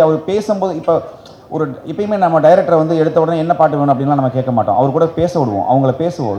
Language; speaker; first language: Tamil; native; Tamil